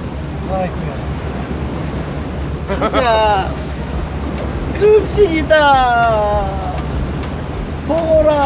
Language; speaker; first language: Korean; native; Korean